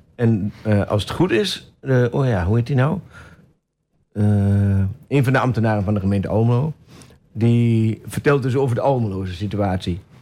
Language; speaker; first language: Dutch; native; Dutch